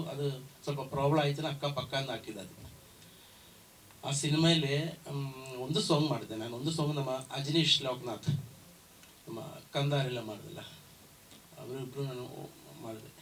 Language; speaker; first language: Kannada; non-native, learner; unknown